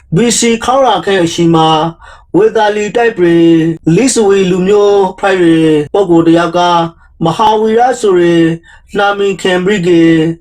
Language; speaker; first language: Burmese; native; Burmese